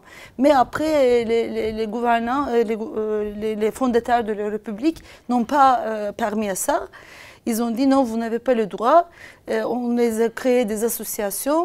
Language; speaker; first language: French; non-native, fluent; Turkish